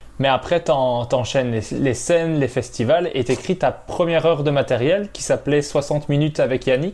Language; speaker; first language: French; native; French